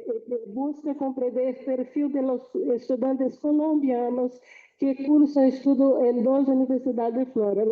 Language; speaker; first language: Portuguese; non-native, fluent; Spanish